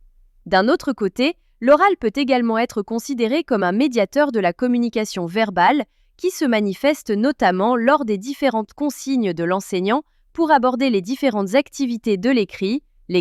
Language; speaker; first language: French; non-native, local second language; Arabic